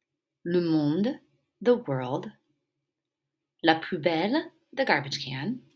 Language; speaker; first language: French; non-native, fluent; English